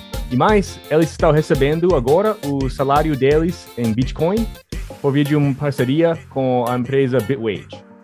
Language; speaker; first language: Portuguese; non-native, fluent; English